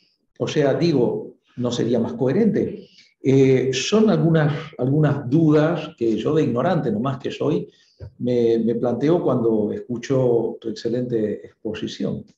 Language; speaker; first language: Spanish; native; Spanish